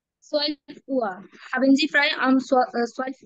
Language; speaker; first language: German; non-native, learner; Bangla